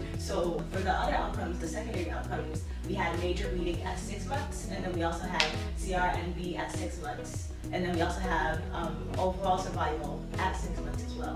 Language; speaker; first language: English; native; English